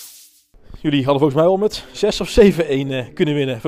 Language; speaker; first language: Dutch; native; Dutch